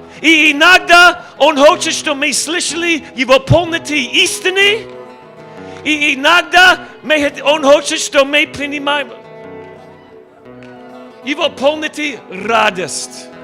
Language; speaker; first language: Russian; non-native, learner; English